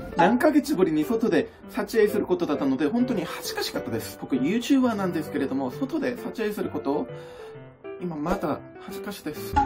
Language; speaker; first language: Japanese; non-native, fluent; Korean